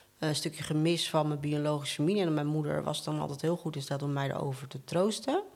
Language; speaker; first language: Dutch; native; Dutch